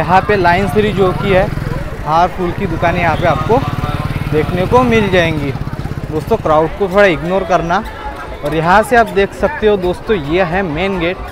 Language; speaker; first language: Hindi; non-native, local second language; Marathi